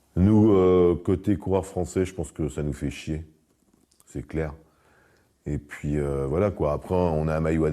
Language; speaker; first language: French; native; French